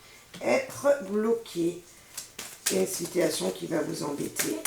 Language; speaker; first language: French; native; French